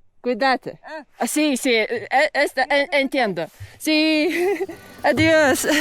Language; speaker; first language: Spanish; non-native, learner; Lithuanian